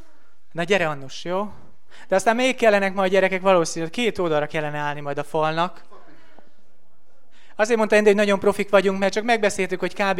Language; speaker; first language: Hungarian; native; Hungarian